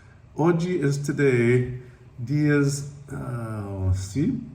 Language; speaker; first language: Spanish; non-native, learner; English